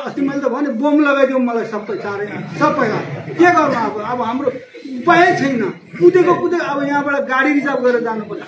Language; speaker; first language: Nepali; native; Nepali